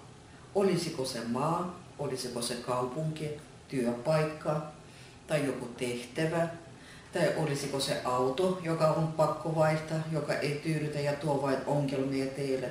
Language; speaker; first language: Finnish; non-native, fluent; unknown